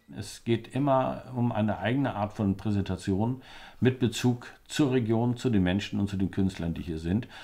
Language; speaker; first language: German; native; German